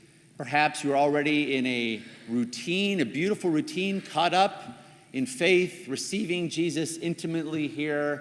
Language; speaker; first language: English; native; English